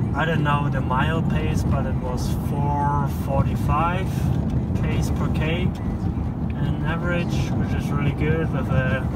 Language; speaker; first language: English; non-native, fluent; German